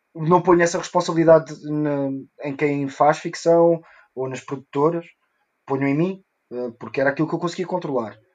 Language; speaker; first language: Portuguese; early bilingual, heritage; Portuguese